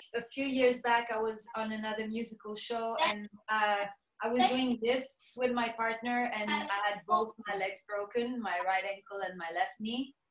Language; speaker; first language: English; non-native, local second language; French